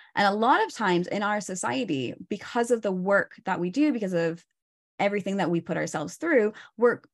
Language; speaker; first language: English; native; English